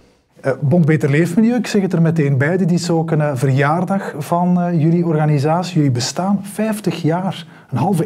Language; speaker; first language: Dutch; native; Dutch